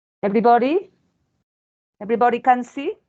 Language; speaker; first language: English; non-native, learner; Spanish